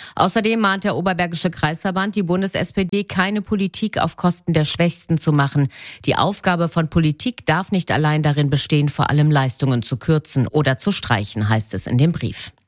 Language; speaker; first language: German; native; German